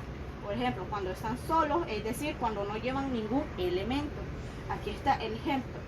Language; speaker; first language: Spanish; native; Spanish